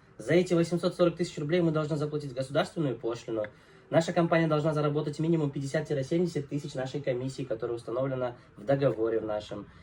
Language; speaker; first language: Russian; non-native, local second language; Uzbek